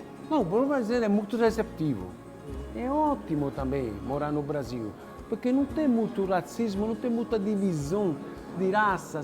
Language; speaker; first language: Portuguese; non-native, fluent; Italian